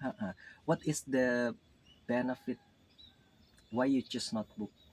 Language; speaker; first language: English; non-native, learner; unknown